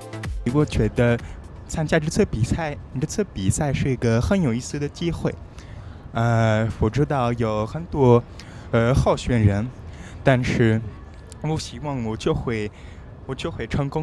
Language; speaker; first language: Chinese; non-native, learner; French